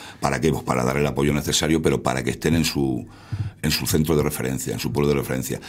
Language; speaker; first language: Spanish; native; Spanish